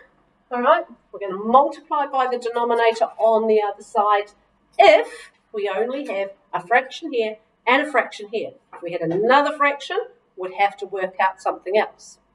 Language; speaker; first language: English; native; English